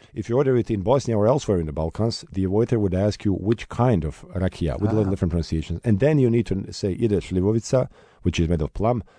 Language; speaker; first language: English; non-native, fluent; Bosnian